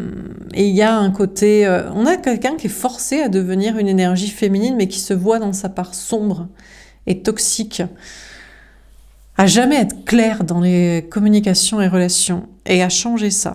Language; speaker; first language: French; native; French